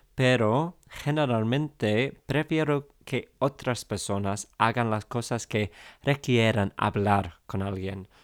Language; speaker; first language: Spanish; non-native, fluent; English